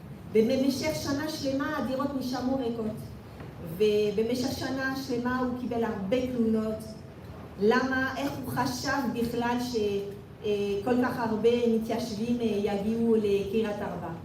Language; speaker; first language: Hebrew; non-native, fluent; French